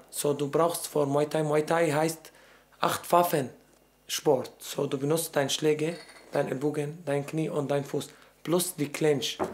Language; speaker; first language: German; non-native, learner; Arabic